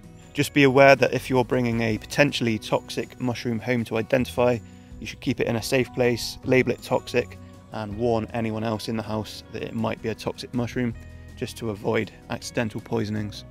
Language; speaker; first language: English; native; English